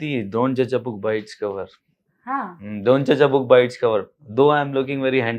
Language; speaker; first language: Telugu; non-native, local second language; Urdu